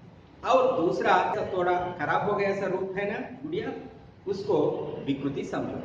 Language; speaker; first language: Hindi; non-native, local second language; Telugu